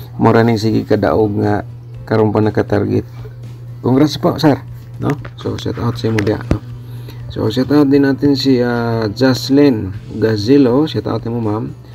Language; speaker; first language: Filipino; non-native, local second language; Cebuano